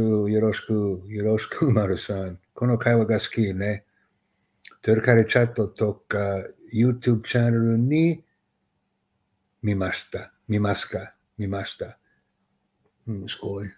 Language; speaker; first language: Japanese; non-native, learner; English